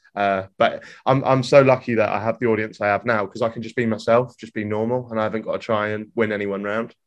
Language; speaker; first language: English; native; English